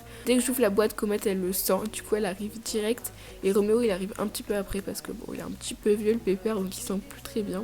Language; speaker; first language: French; native; French